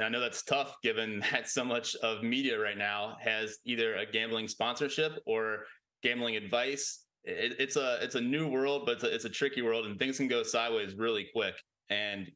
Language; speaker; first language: English; native; English